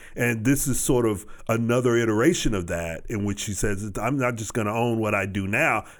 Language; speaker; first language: English; native; English